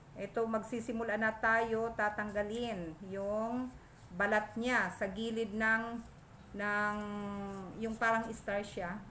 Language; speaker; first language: Filipino; non-native, local second language; Masbatenyo